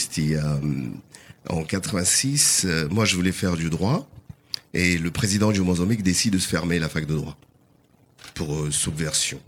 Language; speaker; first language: French; non-native, fluent; Portuguese